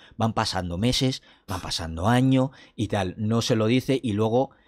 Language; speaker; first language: Spanish; non-native, fluent; French